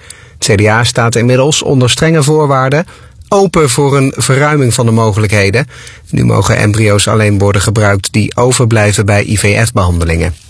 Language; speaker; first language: Dutch; native; Dutch